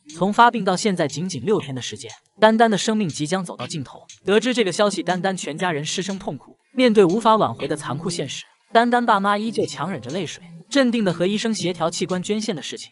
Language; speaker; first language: Chinese; native; Chinese